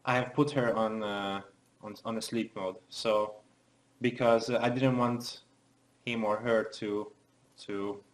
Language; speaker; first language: English; non-native, fluent; Hungarian